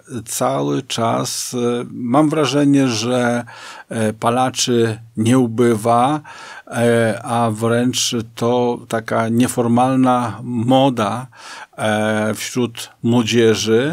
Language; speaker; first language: Polish; native; Polish